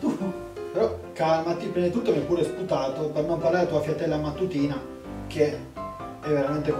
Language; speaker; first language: Italian; native; Italian